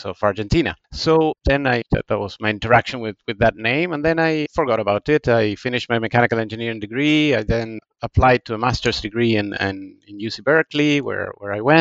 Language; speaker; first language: English; non-native, fluent; Spanish